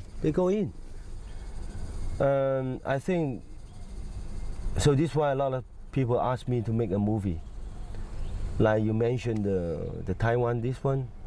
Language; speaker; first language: English; non-native, fluent; Cantonese